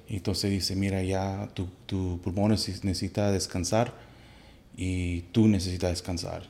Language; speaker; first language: Spanish; early bilingual, heritage; Spanish